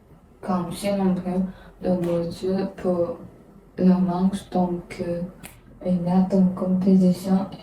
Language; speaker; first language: French; non-native, learner; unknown